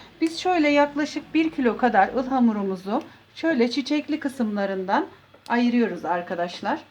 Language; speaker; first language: Turkish; native; Turkish